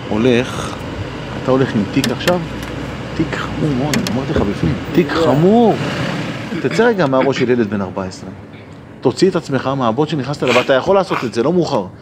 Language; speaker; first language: Hebrew; native; Hebrew